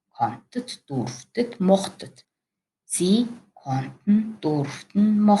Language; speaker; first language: German; non-native, learner; Mongolian